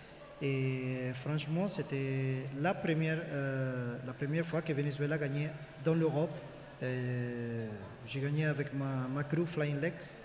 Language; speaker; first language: French; non-native, fluent; Spanish